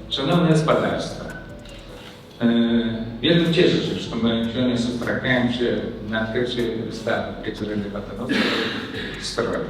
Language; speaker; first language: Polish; non-native, learner; Belarusian